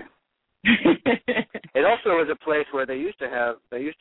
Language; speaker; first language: English; native; English